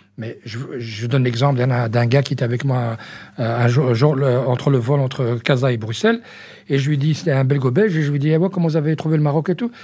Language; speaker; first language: French; early bilingual, other home language; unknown